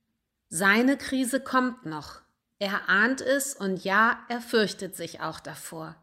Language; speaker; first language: German; native; German